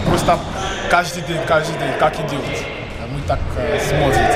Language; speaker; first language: Russian; non-native, learner; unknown